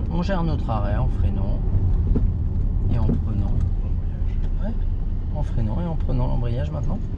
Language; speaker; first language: French; native; French